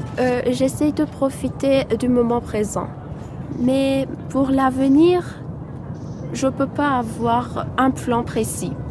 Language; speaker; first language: French; non-native, fluent; Persian